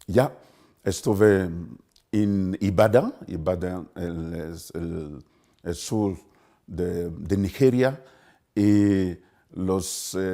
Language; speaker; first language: Spanish; non-native, fluent; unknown